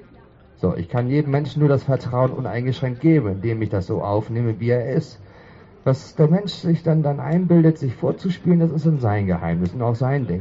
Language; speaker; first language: German; native; German